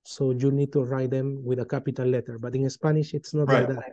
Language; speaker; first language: English; non-native, fluent; Spanish